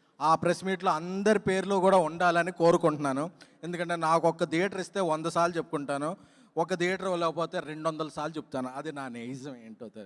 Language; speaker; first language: Telugu; native; Telugu